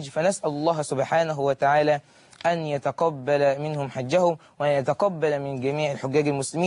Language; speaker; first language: Arabic; native; Arabic